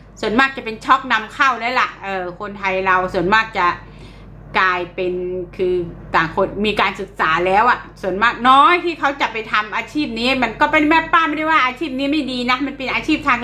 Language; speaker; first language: Thai; native; Thai